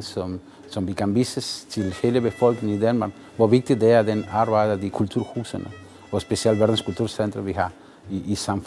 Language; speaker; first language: Danish; non-native, fluent; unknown